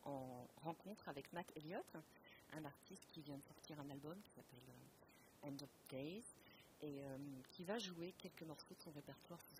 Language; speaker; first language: French; native; French